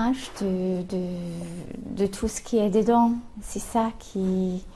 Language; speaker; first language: French; non-native, fluent; English